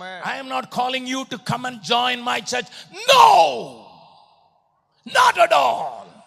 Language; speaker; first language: English; non-native, local second language; Tamil